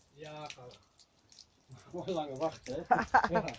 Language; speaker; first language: Dutch; native; Dutch